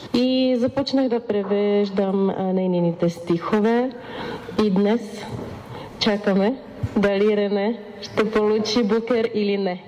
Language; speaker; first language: Bulgarian; non-native, fluent; Czech